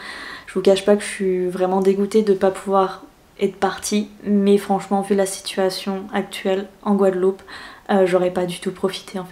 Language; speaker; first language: French; native; French